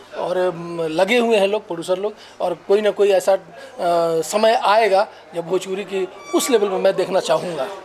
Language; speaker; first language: Hindi; non-native, local second language; Bhojpuri